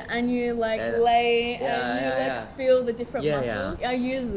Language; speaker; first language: English; non-native, fluent; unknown